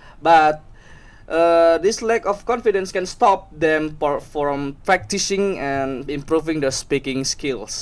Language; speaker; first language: English; non-native, learner; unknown